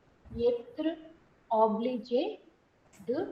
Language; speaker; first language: French; non-native, learner; Tamil